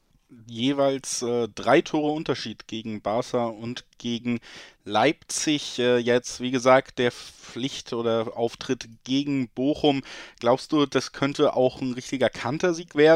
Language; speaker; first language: German; native; German